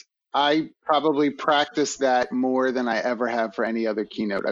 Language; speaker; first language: English; native; English